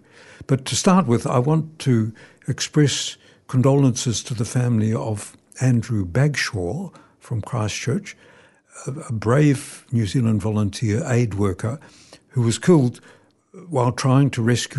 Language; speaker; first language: English; native; English